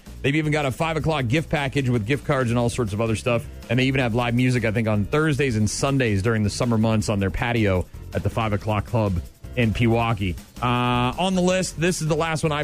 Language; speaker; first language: English; native; English